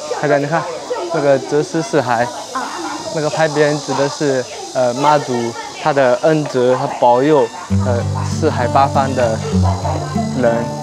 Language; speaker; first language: Chinese; native; Chinese